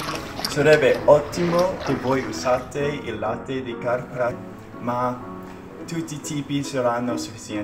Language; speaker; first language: Italian; non-native, learner; English